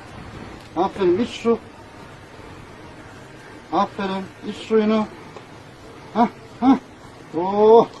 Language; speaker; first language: Turkish; native; Turkish